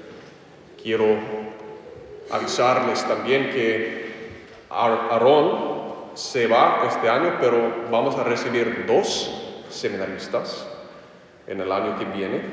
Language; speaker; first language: Spanish; non-native, fluent; English